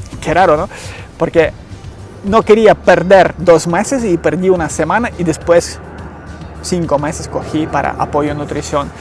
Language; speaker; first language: Spanish; non-native, learner; Ukrainian